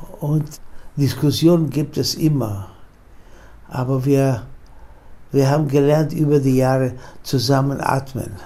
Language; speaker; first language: German; non-native, fluent; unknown